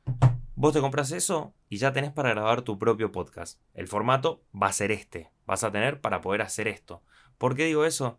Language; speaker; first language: Spanish; native; Spanish